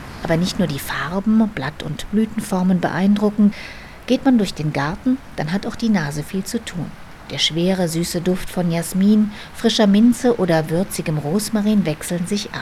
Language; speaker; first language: German; native; German